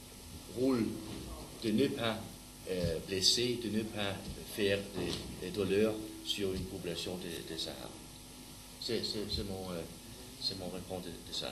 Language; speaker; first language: French; non-native, learner; Danish